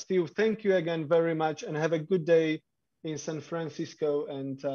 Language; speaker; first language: English; non-native, fluent; Slovak